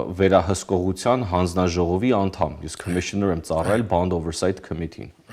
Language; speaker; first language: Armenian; early bilingual, heritage; Armenian